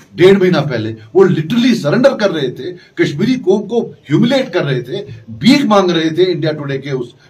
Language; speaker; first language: Urdu; non-native, local second language; Kashmiri